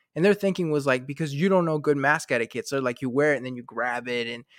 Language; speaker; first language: English; native; English